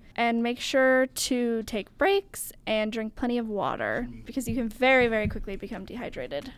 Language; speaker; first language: English; native; English